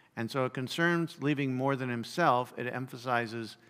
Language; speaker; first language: English; native; English